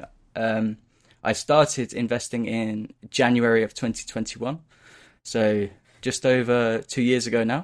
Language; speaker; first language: English; native; English